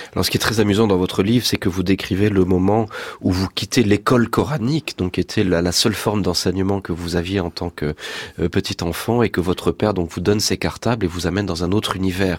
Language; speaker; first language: French; native; French